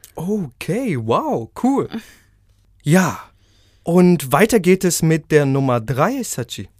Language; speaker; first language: German; native; German